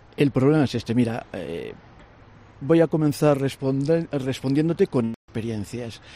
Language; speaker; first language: Spanish; native; Spanish